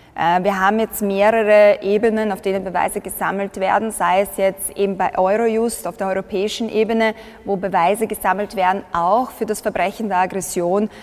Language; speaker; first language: German; early bilingual, other home language; Bosnian